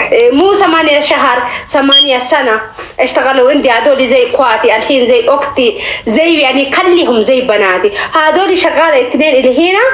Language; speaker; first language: Arabic; native; Arabic